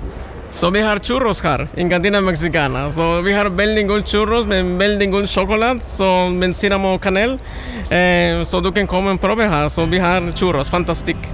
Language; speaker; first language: Norwegian; non-native, learner; Spanish